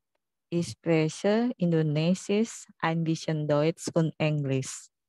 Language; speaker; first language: German; non-native, learner; Indonesian